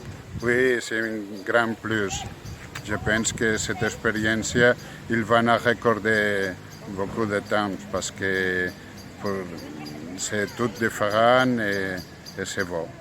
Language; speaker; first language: French; non-native, learner; Catalan